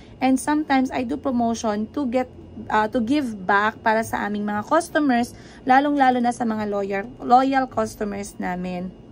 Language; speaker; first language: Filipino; native; Filipino